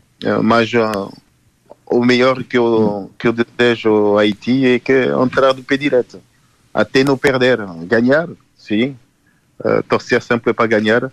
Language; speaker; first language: Portuguese; non-native, fluent; Haitian Creole